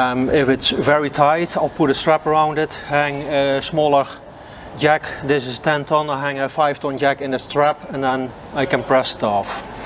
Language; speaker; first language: English; non-native, fluent; Dutch